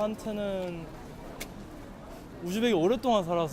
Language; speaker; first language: Korean; early bilingual, heritage; Korean